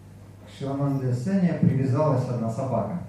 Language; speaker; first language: Russian; native; Russian